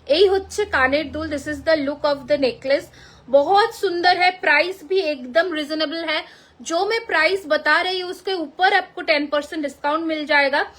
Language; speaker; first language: Hindi; non-native, local second language; Bangla